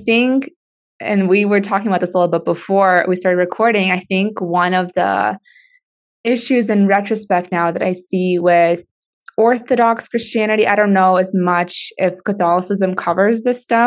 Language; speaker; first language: English; early bilingual, other home language; Russian